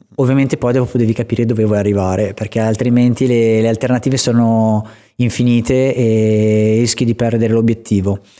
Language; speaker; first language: Italian; native; Italian